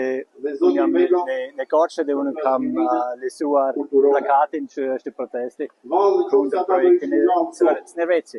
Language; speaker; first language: Albanian; non-native, learner; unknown